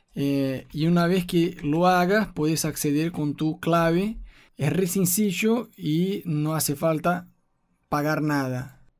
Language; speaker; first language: Spanish; non-native, fluent; Portuguese